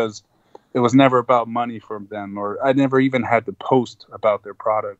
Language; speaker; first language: English; non-native, fluent; Spanish